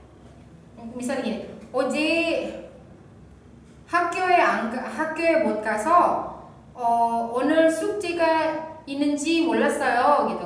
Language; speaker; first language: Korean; non-native, fluent; Indonesian